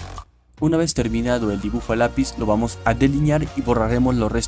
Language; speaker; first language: Spanish; native; Spanish